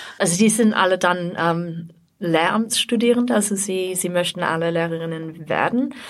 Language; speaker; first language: German; non-native, fluent; English